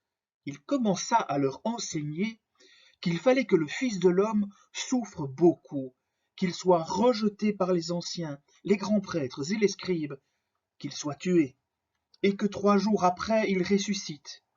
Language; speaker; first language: French; native; French